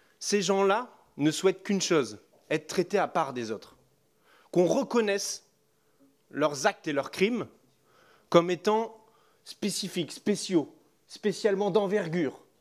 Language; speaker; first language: French; native; French